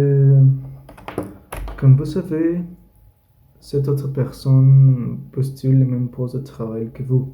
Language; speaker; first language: French; non-native, learner; Spanish